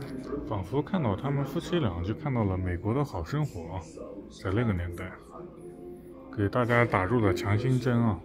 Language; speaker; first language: Chinese; native; Chinese